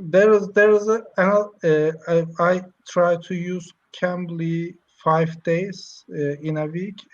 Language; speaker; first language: English; non-native, learner; Turkish